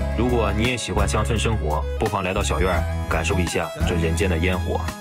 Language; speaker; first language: Chinese; native; Chinese